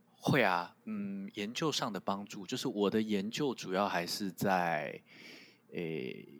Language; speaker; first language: Chinese; non-native, local second language; Min Nan Chinese